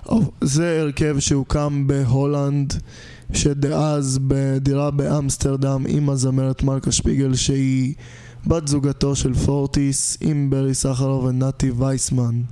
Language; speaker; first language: Hebrew; native; Hebrew